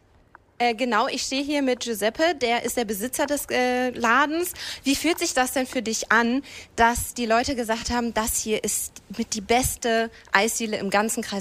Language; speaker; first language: German; native; German